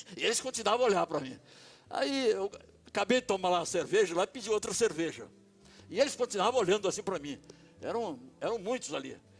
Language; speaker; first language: Portuguese; native; Portuguese